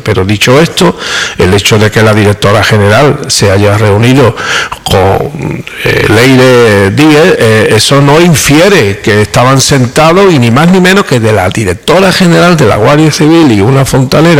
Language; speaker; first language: Spanish; native; Spanish